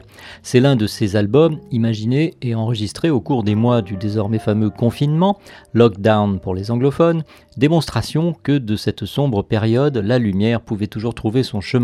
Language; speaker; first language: French; native; French